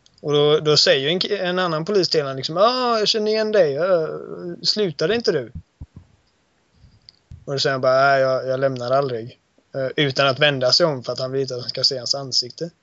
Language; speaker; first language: Swedish; native; Swedish